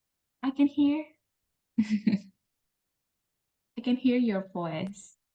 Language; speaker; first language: English; non-native, learner; Indonesian